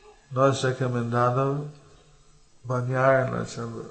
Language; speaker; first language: Spanish; non-native, learner; English